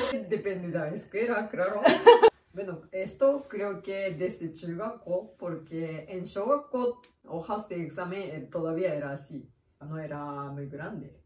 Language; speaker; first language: Spanish; non-native, learner; Japanese